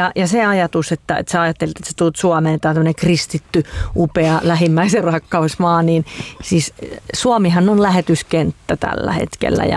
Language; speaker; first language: Finnish; native; Finnish